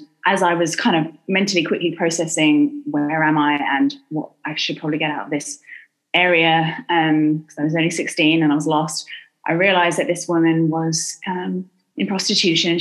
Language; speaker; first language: English; native; English